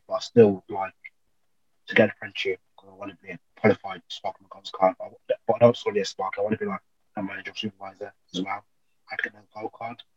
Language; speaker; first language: English; native; English